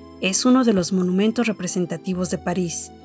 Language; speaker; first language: Spanish; native; Spanish